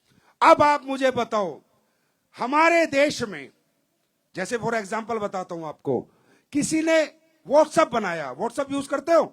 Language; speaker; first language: Hindi; native; Hindi